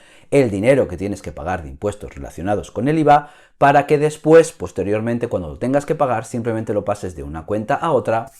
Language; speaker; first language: Spanish; native; Spanish